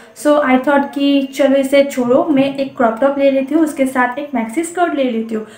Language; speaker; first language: Hindi; non-native, local second language; Bangla